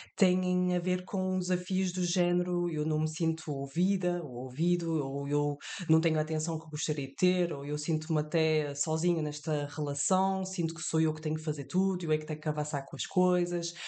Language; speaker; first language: Portuguese; early bilingual, heritage; French